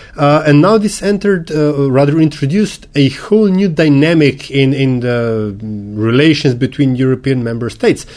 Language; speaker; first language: English; non-native, fluent; Slovenian